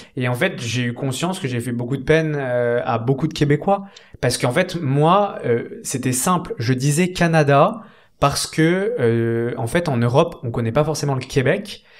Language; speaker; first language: French; native; French